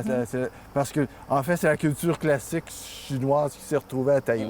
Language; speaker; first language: French; native; French